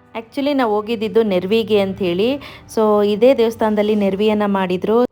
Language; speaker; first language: Kannada; native; Kannada